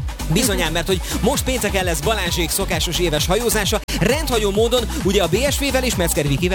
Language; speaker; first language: Hungarian; native; Hungarian